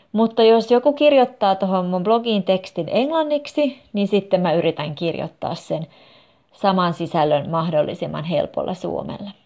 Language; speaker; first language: Finnish; native; Finnish